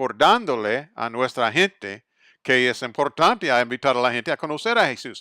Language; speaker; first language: Spanish; non-native, fluent; English